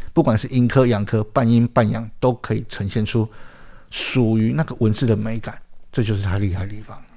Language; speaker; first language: Chinese; native; Chinese